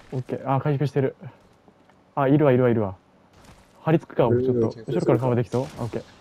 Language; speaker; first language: Japanese; native; Japanese